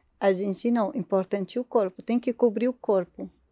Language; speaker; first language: Portuguese; non-native, learner; Arabic